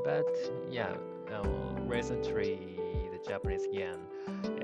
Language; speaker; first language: English; non-native, learner; Japanese